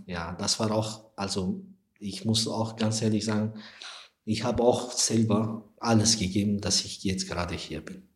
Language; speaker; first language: German; non-native, learner; Persian